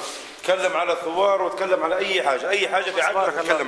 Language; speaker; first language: Arabic; native; Arabic